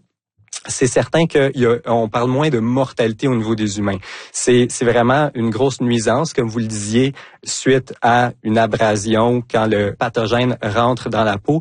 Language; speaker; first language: French; native; French